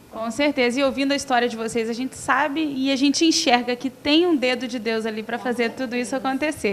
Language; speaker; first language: Portuguese; native; Portuguese